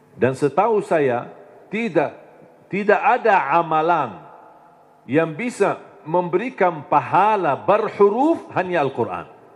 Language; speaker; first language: Indonesian; non-native, fluent; Arabic